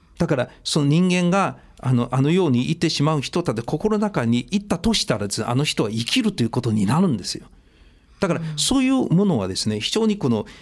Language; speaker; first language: Japanese; non-native, fluent; Chinese